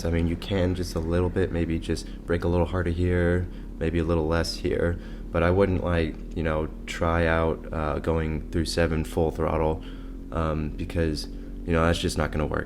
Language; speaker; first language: English; native; English